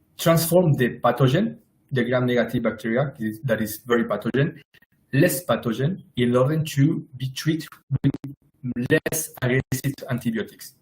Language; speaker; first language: English; non-native, fluent; Spanish